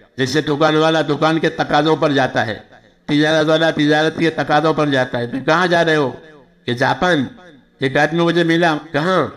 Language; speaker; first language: Urdu; non-native, local second language; Gujarati